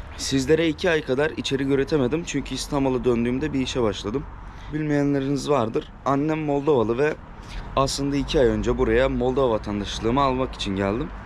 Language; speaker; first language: Turkish; native; Turkish